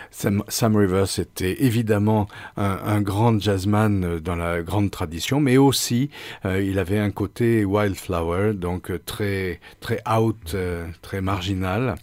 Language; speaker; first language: French; native; French